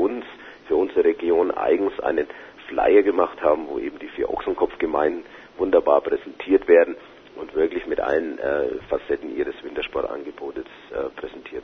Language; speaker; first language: German; native; German